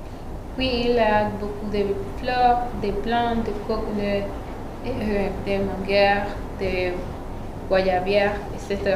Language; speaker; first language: French; non-native, learner; Spanish